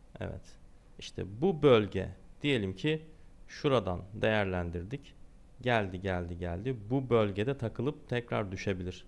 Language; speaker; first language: Turkish; native; Turkish